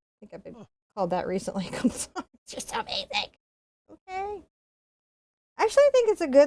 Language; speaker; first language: English; native; English